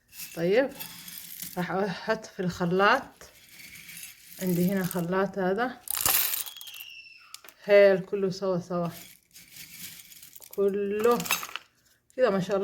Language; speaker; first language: Arabic; non-native, learner; Somali